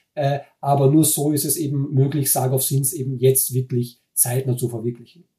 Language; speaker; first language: German; native; German